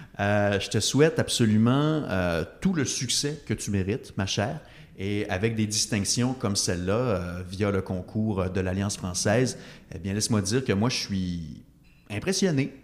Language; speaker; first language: French; native; French